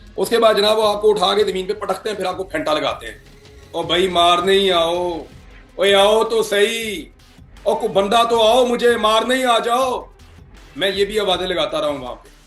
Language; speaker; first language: Urdu; non-native, local second language; Punjabi